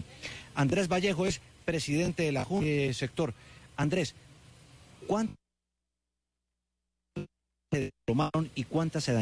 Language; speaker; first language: Spanish; native; Spanish